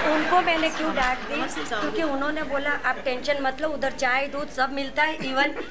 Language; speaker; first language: Hindi; non-native, local second language; Gujarati